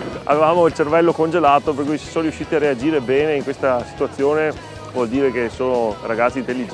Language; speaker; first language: Italian; native; Italian